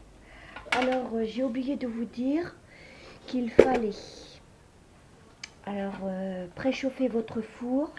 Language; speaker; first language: French; native; French